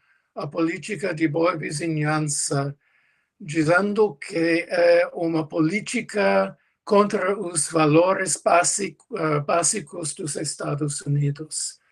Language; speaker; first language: Portuguese; non-native, learner; English